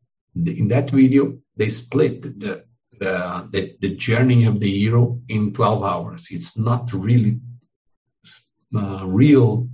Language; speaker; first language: English; non-native, fluent; Portuguese